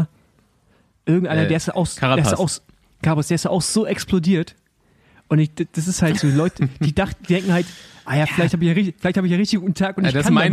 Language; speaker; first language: German; native; German